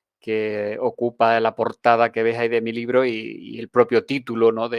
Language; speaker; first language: Spanish; native; Spanish